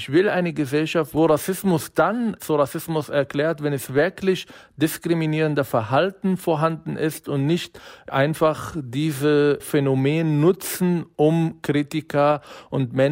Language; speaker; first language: German; non-native, fluent; Arabic